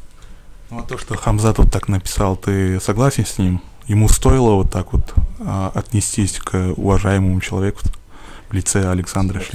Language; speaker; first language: Russian; native; Russian